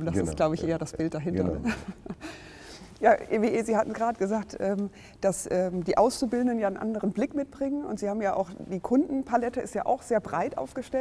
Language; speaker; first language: German; native; German